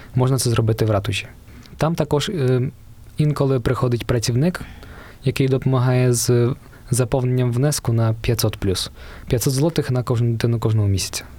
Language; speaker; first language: Ukrainian; native; Ukrainian